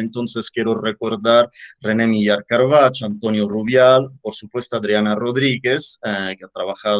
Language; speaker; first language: Spanish; native; Spanish